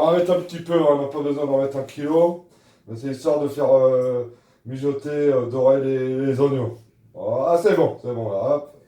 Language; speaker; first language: French; native; French